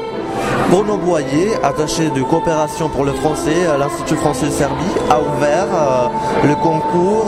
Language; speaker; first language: French; non-native, fluent; Serbian